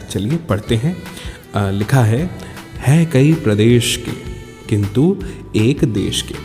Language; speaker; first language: Hindi; native; Hindi